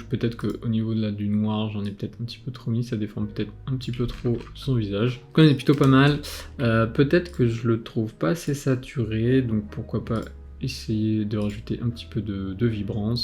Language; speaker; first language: French; native; French